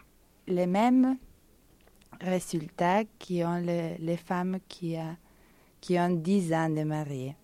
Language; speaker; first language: French; non-native, fluent; Spanish